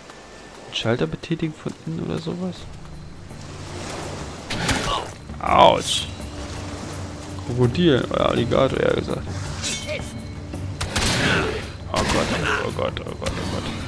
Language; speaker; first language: German; native; German